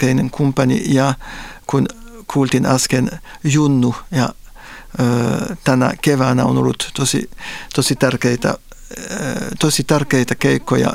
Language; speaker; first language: Finnish; non-native, fluent; Spanish